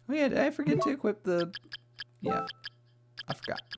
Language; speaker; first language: English; native; English